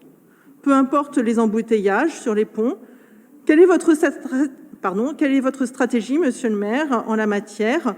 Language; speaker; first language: French; native; French